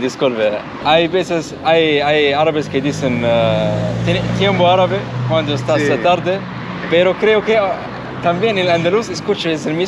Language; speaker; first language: Spanish; non-native, learner; Arabic